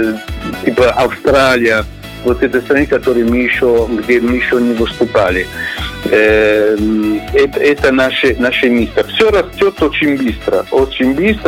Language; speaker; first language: Russian; non-native, learner; Italian